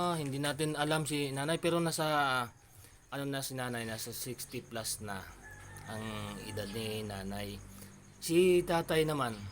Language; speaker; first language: Filipino; non-native, local second language; Cebuano